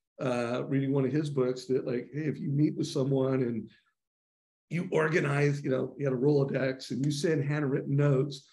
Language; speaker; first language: English; native; English